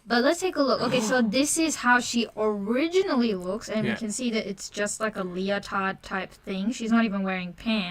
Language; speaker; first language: English; native; English